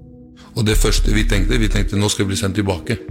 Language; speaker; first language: Norwegian; early bilingual, other home language; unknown